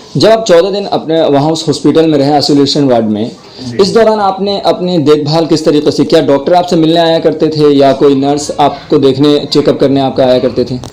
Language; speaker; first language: Hindi; native; Hindi